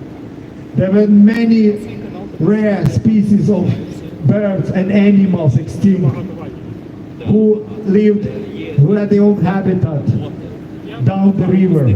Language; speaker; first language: English; non-native, fluent; Ukrainian